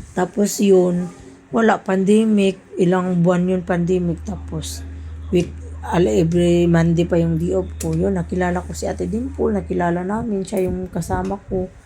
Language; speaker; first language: Filipino; non-native, local second language; Cebuano